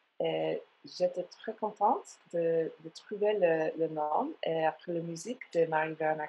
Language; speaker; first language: French; non-native, fluent; English